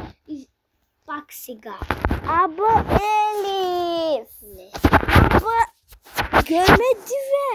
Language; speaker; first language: Bulgarian; non-native, local second language; Turkish